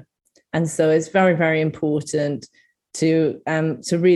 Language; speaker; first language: English; native; English